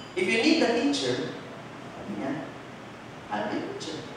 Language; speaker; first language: English; non-native, local second language; Filipino